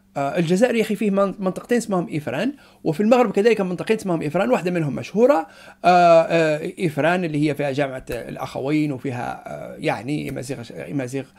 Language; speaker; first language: Arabic; non-native, local second language; Berber languages